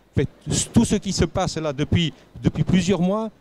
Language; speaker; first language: French; native; French